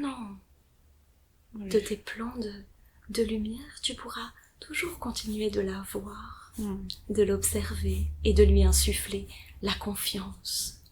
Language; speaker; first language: French; native; French